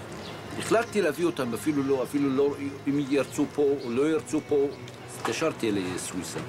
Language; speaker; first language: Hebrew; non-native, fluent; Arabic